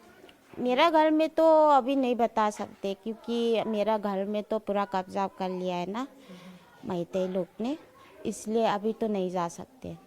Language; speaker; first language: Hindi; non-native, local second language; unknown